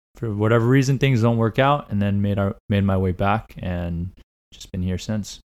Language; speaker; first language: English; native; English